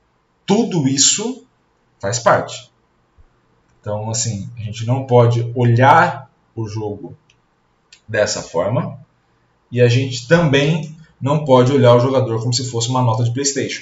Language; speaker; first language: Portuguese; native; Portuguese